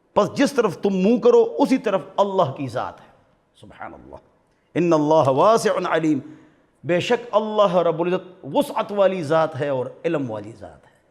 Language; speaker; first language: Urdu; non-native, local second language; Pashto